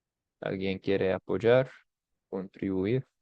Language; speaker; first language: Spanish; non-native, fluent; English